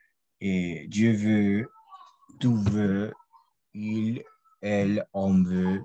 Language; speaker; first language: French; non-native, learner; Spanish